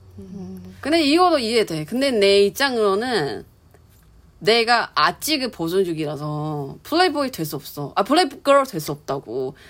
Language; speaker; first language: Korean; non-native, learner; Chinese